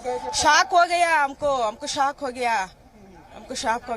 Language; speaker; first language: Hindi; non-native, local second language; Kannada